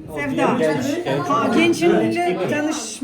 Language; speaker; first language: Turkish; non-native, fluent; Russian